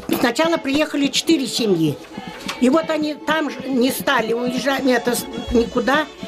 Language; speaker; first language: Russian; non-native, local second language; Chuvash